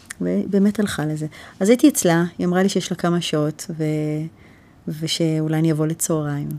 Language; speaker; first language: Hebrew; early bilingual, heritage; Hebrew